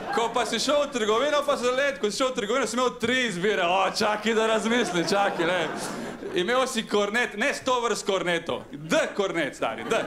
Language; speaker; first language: Slovenian; early bilingual, other home language; Serbian